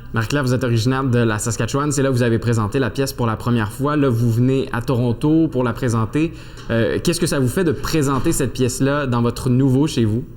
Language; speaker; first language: French; native; French